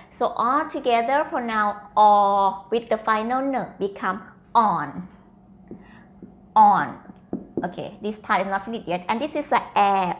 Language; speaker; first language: English; non-native, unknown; Thai